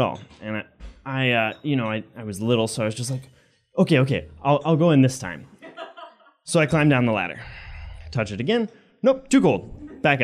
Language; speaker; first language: English; native; English